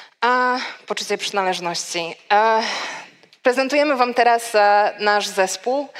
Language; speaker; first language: Polish; native; Polish